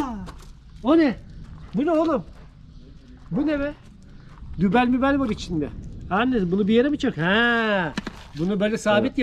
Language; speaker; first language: Turkish; native; Turkish